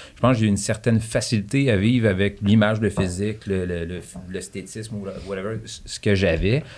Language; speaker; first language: French; native; French